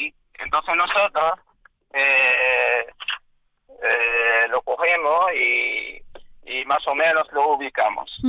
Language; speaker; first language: Spanish; non-native, fluent; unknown